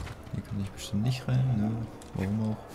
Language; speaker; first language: German; native; German